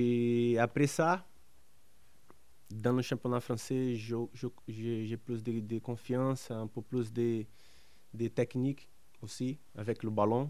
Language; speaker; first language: French; non-native, learner; Portuguese